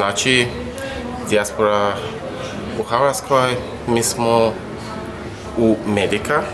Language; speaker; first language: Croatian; non-native, learner; Yoruba